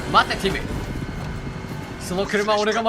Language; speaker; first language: Japanese; native; Japanese